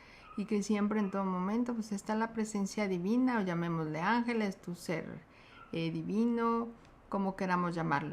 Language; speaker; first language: Spanish; native; Spanish